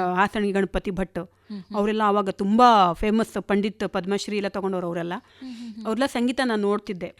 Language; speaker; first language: Kannada; non-native, local second language; Konkani